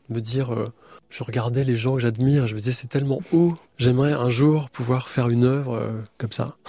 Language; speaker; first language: French; native; French